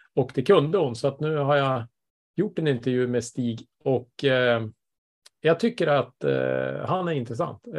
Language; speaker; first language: Swedish; native; Swedish